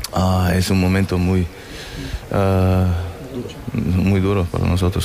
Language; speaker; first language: Spanish; non-native, fluent; German